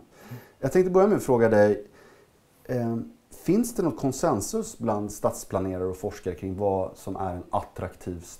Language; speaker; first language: Swedish; native; Swedish